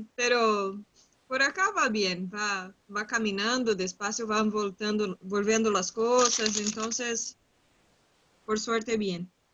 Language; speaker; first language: Spanish; non-native, fluent; Portuguese